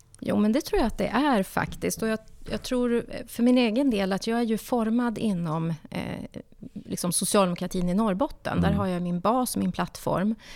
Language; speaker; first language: Swedish; native; Swedish